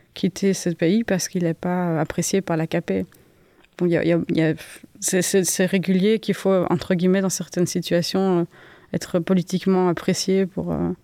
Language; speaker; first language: French; native; French